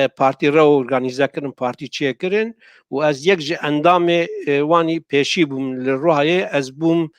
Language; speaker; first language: Kurdish; native; Kurdish